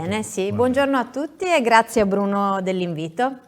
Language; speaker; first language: Italian; native; Italian